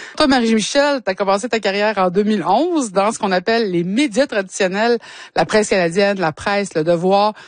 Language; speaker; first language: French; native; French